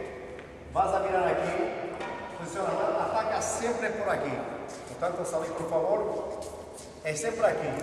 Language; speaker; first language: Spanish; non-native, learner; Portuguese